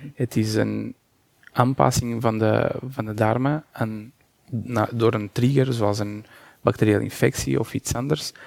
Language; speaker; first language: Dutch; non-native, fluent; Portuguese